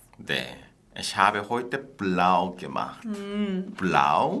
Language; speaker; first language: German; non-native, fluent; Korean